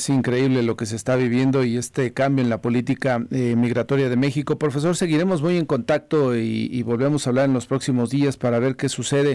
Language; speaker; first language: Spanish; native; Spanish